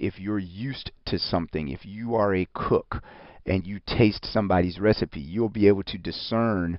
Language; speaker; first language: English; native; English